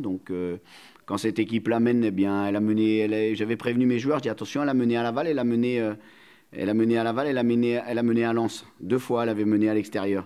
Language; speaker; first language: French; native; French